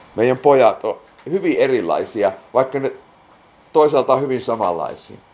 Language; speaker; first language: Finnish; native; Finnish